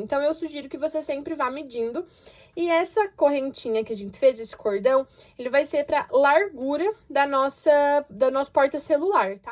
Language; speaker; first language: Portuguese; native; Portuguese